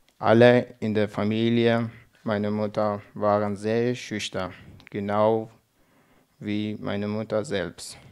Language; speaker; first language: German; non-native, learner; Persian